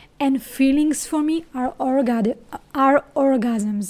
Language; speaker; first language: English; non-native, fluent; Hebrew